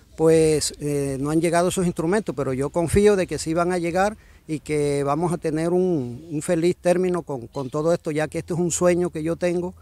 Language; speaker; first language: Spanish; native; Spanish